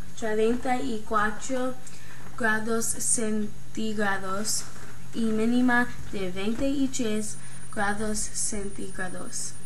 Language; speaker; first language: Spanish; non-native, learner; English